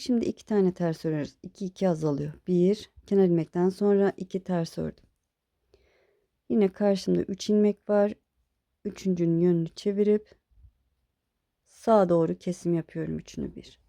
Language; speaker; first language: Turkish; native; Turkish